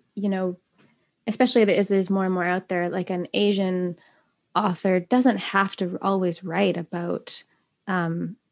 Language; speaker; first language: English; native; English